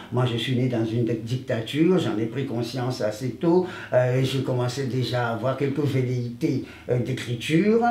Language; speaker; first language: French; non-native, local second language; Ewe